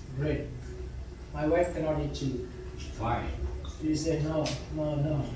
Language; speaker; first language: English; non-native, learner; Chinese